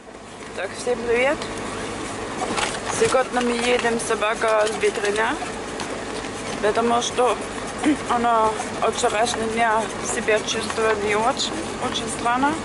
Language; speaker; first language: Russian; non-native, fluent; German